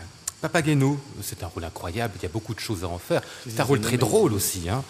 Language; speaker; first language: French; native; French